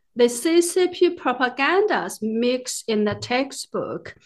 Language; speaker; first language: English; non-native, fluent; Chinese